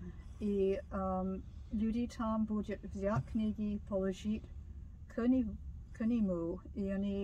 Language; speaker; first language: Russian; non-native, learner; English